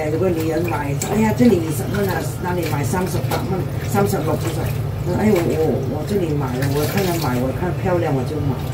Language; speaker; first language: Chinese; non-native, local second language; Cantonese